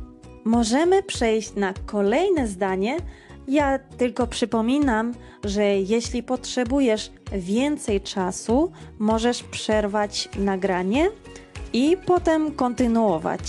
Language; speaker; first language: Polish; non-native, fluent; Georgian